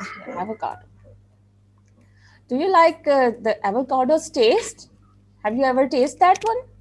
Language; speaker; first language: English; non-native, local second language; Urdu